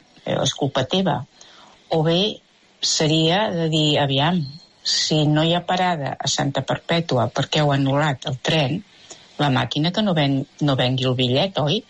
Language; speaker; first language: Catalan; native; Catalan